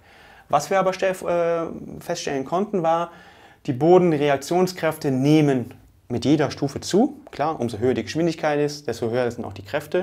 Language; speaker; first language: German; native; German